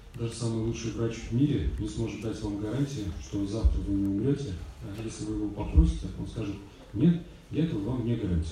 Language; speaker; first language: Russian; native; Russian